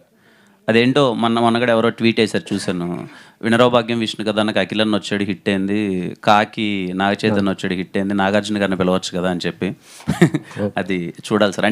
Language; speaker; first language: Telugu; native; Telugu